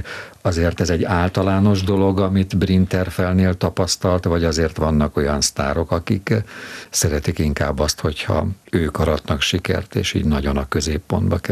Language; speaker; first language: Hungarian; native; Hungarian